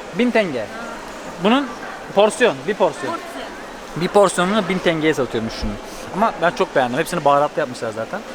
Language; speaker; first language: Turkish; native; Turkish